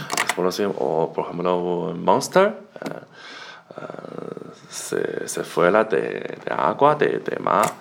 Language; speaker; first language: Spanish; non-native, learner; Chinese